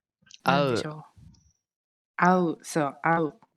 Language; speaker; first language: Japanese; non-native, fluent; Malay